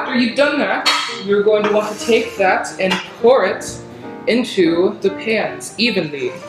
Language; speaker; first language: English; native; English